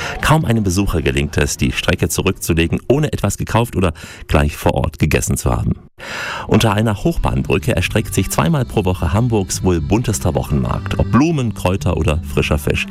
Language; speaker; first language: German; native; German